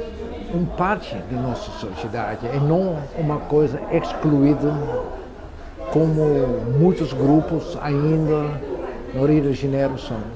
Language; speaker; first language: Portuguese; non-native, fluent; Dutch